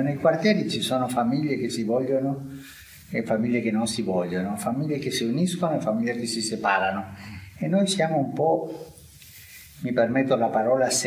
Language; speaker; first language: Italian; non-native, fluent; Spanish